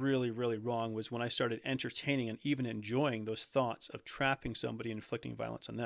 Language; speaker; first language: English; native; English